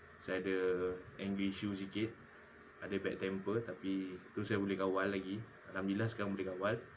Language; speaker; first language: Malay; native; Malay